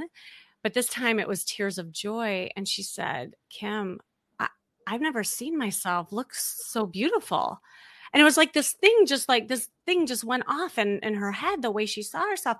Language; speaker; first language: English; native; English